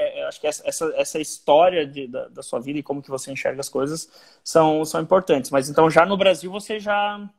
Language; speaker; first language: Portuguese; native; Portuguese